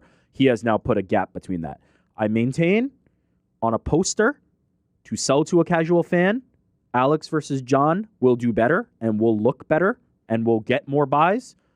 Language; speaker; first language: English; native; English